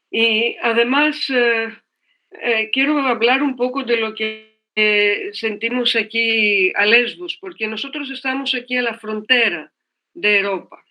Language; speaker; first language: Spanish; non-native, fluent; Greek